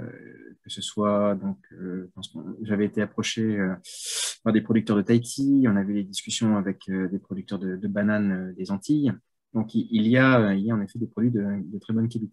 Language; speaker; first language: French; native; French